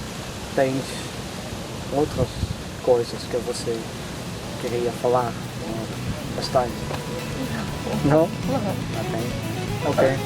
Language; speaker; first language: Portuguese; non-native, learner; Dutch